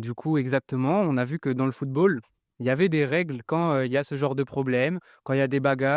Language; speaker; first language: French; native; French